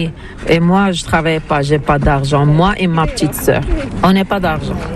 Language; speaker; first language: French; non-native, learner; Arabic